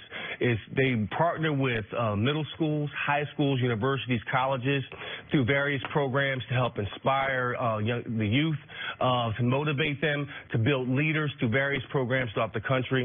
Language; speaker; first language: English; native; English